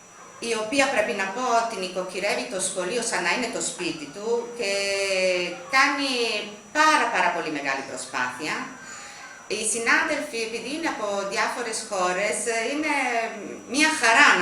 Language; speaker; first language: Greek; non-native, fluent; Italian